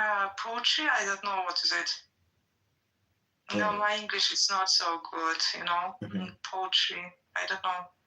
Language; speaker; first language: English; non-native, learner; Russian